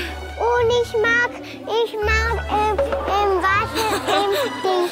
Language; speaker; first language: German; early bilingual, other home language; Korean